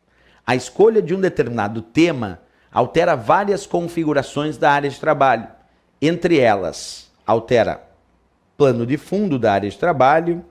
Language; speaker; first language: Portuguese; native; Portuguese